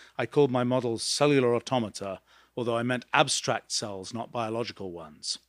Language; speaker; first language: English; native; English